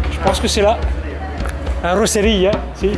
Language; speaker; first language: French; native; French